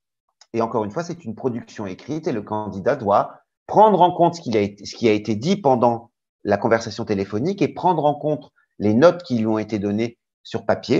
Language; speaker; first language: French; native; French